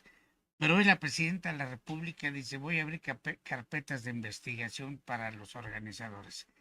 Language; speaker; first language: Spanish; native; Spanish